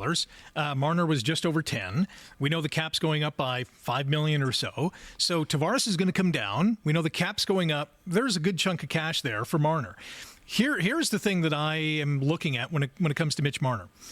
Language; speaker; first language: English; native; English